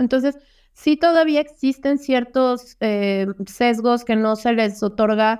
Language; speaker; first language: Spanish; native; Spanish